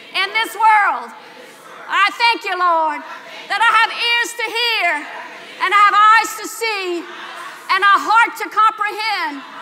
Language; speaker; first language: English; native; English